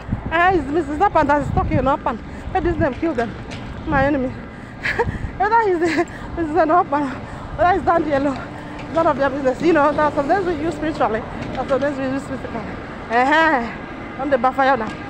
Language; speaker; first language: English; non-native, local second language; Ibibio